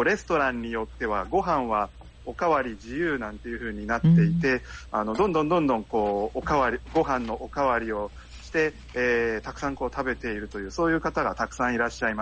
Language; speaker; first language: Japanese; native; Japanese